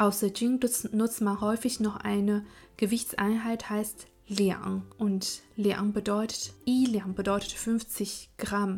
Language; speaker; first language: German; non-native, fluent; Chinese